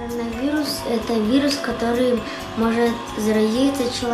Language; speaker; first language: Russian; early bilingual, other home language; Kyrgyz